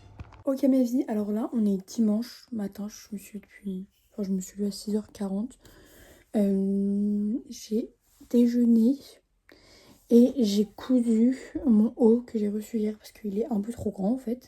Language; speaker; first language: French; native; French